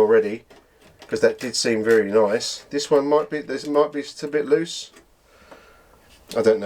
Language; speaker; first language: English; native; English